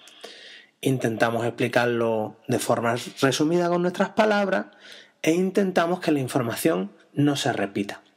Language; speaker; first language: Spanish; native; Spanish